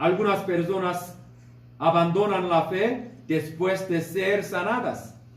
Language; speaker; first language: Spanish; non-native, fluent; Korean